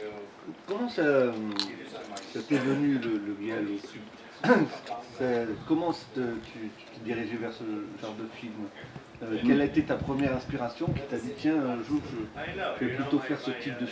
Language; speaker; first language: French; native; French